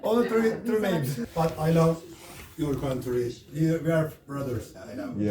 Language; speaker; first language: English; non-native, learner; Turkish